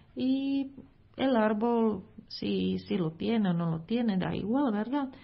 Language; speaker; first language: Spanish; non-native, fluent; Czech